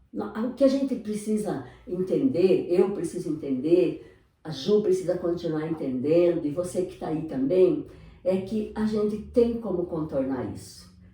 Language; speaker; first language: Portuguese; native; Portuguese